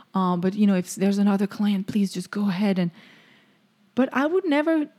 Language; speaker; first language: English; non-native, fluent; French